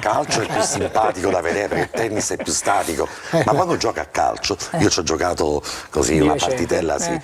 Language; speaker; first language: Italian; native; Italian